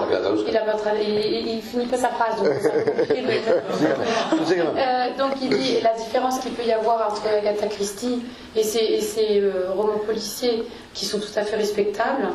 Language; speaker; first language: French; native; French